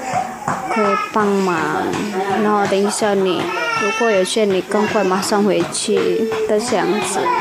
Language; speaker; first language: Chinese; non-native, learner; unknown